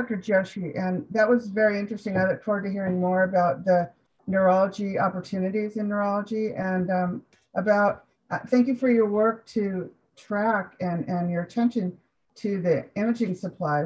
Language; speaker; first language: English; native; English